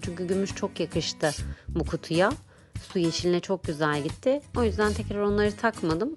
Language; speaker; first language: Turkish; native; Turkish